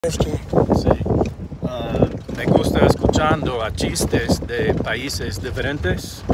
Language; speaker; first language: Spanish; non-native, learner; English